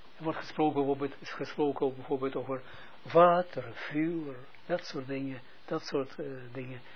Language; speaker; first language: Dutch; non-native, fluent; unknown